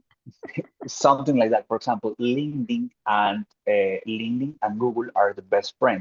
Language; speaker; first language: English; non-native, fluent; Spanish